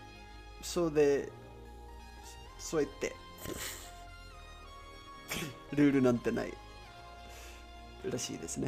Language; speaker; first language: Japanese; non-native, learner; Spanish